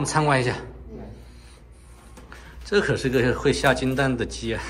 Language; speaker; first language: Chinese; native; Chinese